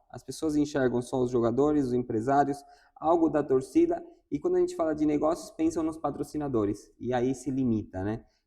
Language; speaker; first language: Portuguese; non-native, fluent; Spanish